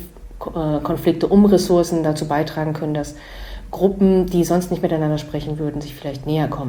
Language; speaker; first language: German; native; German